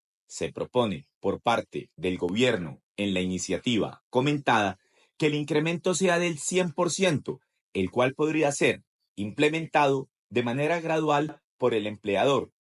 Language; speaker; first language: Spanish; native; Spanish